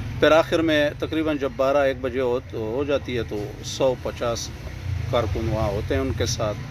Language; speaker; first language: Urdu; non-native, local second language; Pashto